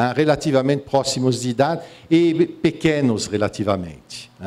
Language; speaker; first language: Portuguese; non-native, fluent; French